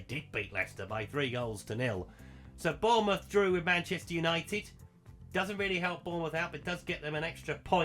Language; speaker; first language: English; native; English